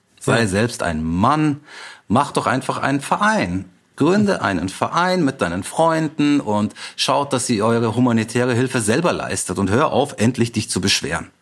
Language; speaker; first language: German; native; German